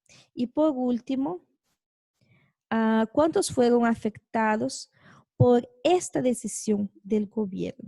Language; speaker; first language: Spanish; non-native, fluent; Portuguese